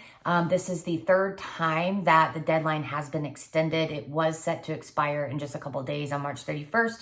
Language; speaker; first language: English; native; English